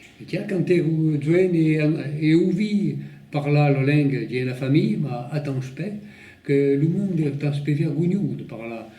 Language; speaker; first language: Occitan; native; Occitan